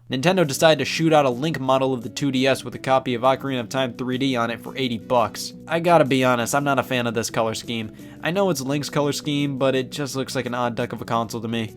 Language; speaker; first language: English; native; English